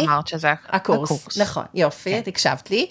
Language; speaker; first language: Hebrew; native; Hebrew